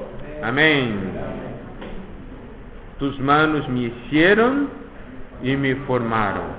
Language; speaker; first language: Spanish; non-native, fluent; Portuguese